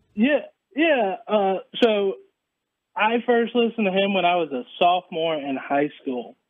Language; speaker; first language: English; native; English